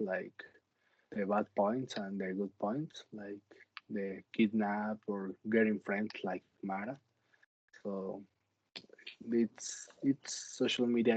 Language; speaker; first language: English; non-native, learner; Spanish